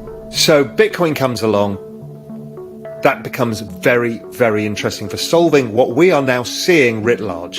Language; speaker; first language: English; native; English